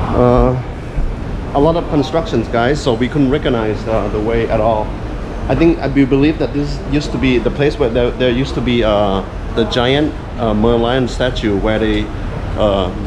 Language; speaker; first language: English; non-native, fluent; Thai